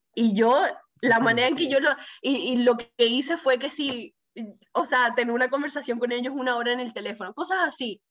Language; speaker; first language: Spanish; early bilingual, heritage; Spanish